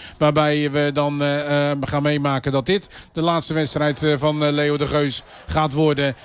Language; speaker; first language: Dutch; native; Dutch